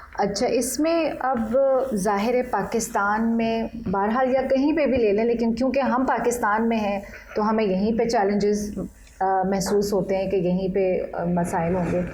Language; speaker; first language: Urdu; native; Urdu